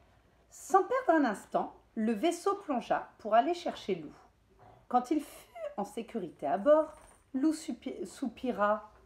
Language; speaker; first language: French; native; French